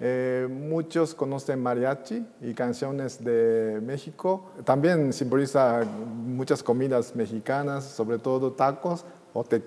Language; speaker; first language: Spanish; non-native, fluent; Japanese